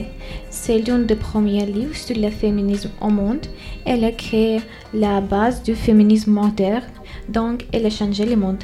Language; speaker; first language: French; non-native, learner; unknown